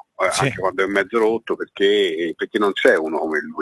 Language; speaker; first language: Italian; native; Italian